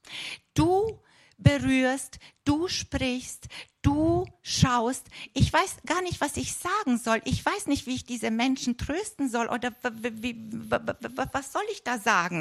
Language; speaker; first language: German; non-native, fluent; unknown